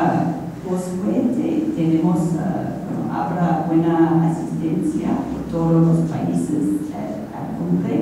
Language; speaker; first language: Spanish; non-native, fluent; English